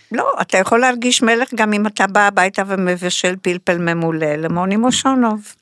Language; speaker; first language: Hebrew; non-native, fluent; Spanish